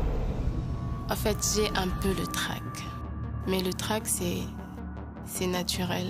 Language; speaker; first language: French; non-native, local second language; Lingala